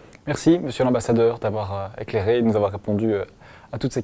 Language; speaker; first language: French; native; French